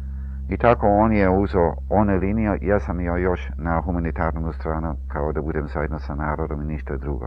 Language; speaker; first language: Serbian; early bilingual, heritage; Serbian